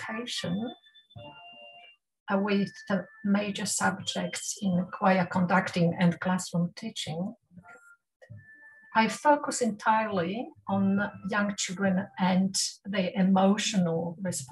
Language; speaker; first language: English; non-native, fluent; Polish